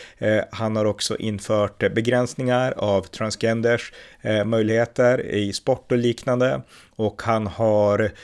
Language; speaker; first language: Swedish; native; Swedish